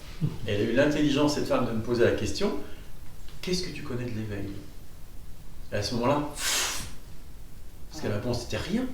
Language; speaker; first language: French; native; French